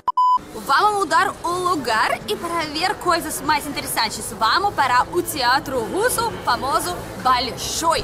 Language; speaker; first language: Portuguese; non-native, learner; Russian